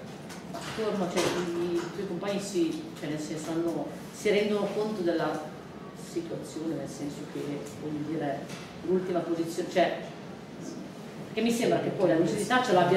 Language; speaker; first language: Italian; native; Italian